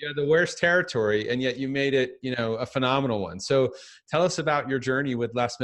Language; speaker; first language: English; native; English